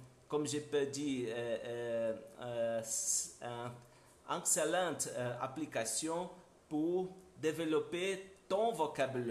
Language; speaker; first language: French; non-native, learner; Portuguese